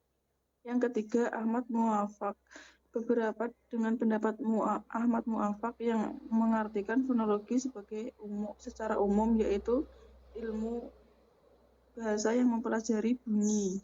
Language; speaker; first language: Indonesian; native; Indonesian